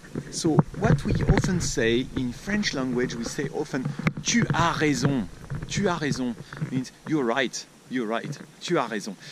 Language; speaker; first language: English; non-native, fluent; French